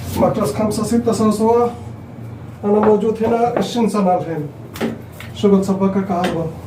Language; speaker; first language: Arabic; non-native, learner; Bangla